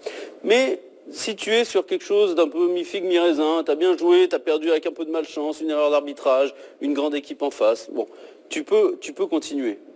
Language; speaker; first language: French; native; French